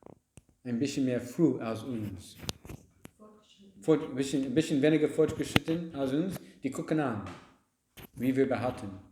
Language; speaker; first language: German; non-native, learner; English